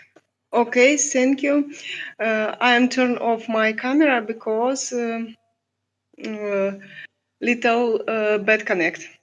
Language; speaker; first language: English; non-native, learner; Russian